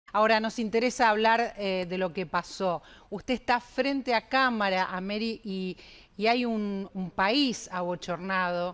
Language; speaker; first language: Spanish; native; Spanish